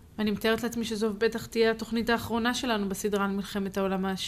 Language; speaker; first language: Hebrew; native; Hebrew